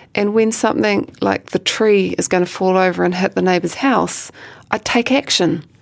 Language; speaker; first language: English; native; English